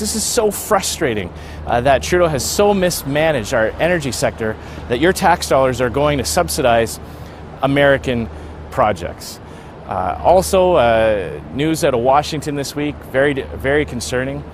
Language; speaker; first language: English; native; English